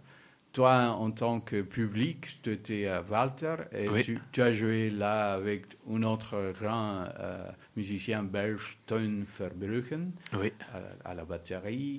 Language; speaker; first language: French; non-native, learner; Spanish